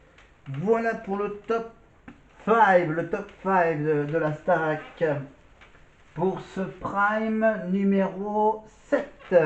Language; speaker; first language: French; native; French